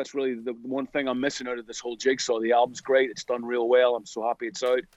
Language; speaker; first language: English; native; English